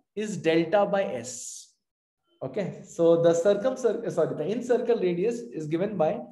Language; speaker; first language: English; non-native, local second language; Hindi